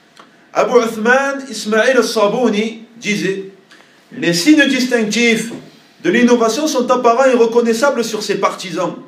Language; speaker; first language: French; native; French